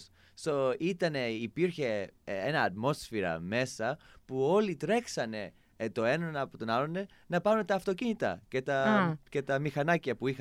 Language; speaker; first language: Greek; non-native, fluent; English